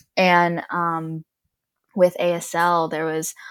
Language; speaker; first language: English; native; English